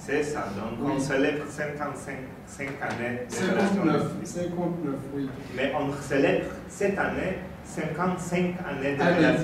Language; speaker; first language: French; non-native, fluent; Polish